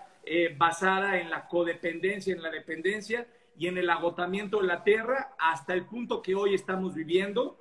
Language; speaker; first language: Spanish; native; Spanish